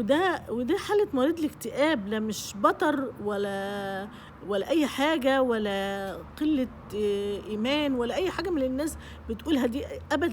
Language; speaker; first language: Arabic; native; Arabic